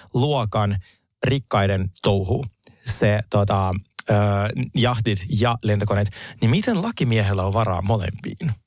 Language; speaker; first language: Finnish; early bilingual, other home language; Russian